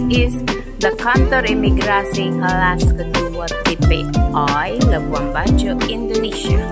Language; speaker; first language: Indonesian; non-native, learner; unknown